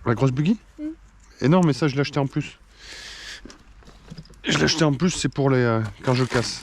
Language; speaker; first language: French; native; French